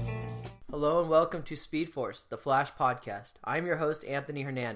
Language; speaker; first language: English; native; English